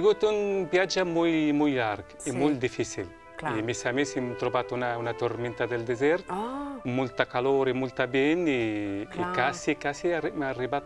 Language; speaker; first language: Catalan; non-native, local second language; Spanish